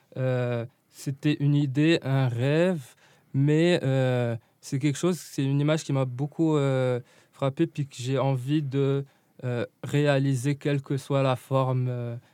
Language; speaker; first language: French; non-native, local second language; Arabic